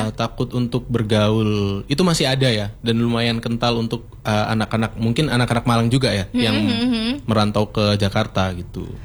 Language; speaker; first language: Indonesian; native; Indonesian